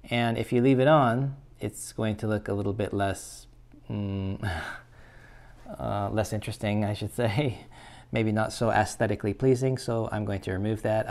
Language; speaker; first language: English; native; English